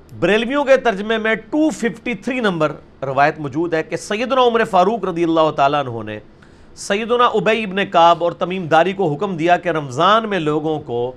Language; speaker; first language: Urdu; non-native, local second language; Punjabi